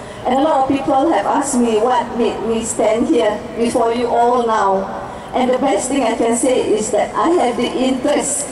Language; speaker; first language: English; non-native, local second language; Malay